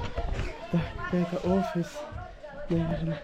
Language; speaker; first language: Russian; non-native, learner; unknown